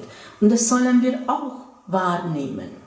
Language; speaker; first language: German; non-native, fluent; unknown